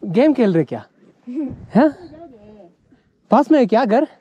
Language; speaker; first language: Hindi; non-native, local second language; Malayalam